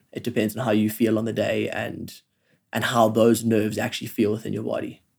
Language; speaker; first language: English; native; English